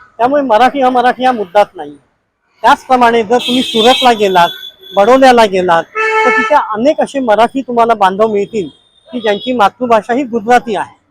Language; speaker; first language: Marathi; non-native, local second language; Gujarati